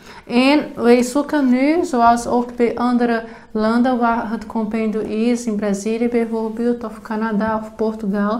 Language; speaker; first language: Dutch; non-native, fluent; Portuguese